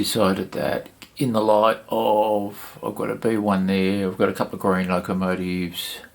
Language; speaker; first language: English; native; English